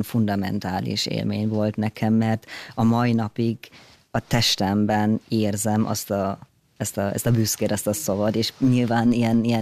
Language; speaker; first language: Hungarian; non-native, fluent; German